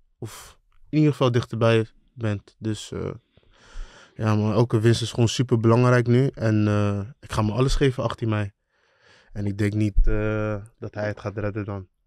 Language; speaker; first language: Dutch; early bilingual, other home language; Akan